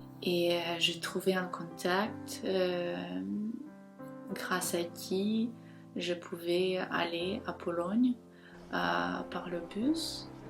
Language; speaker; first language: French; non-native, fluent; Ukrainian